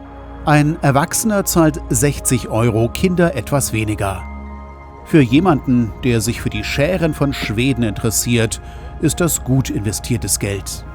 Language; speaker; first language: German; native; German